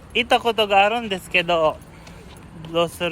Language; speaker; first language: Japanese; non-native, learner; Filipino